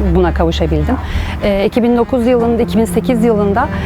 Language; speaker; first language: Turkish; native; Turkish